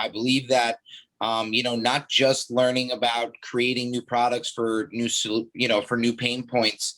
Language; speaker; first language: English; native; English